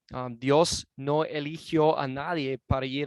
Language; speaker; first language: Spanish; non-native, fluent; English